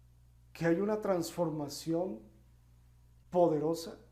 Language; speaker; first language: Spanish; native; Spanish